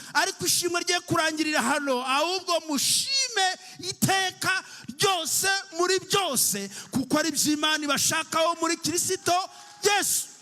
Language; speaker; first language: Kinyarwanda; early bilingual, heritage; Kinyarwanda